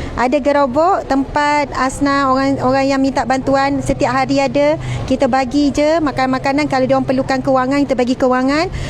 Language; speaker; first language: Malay; native; Malay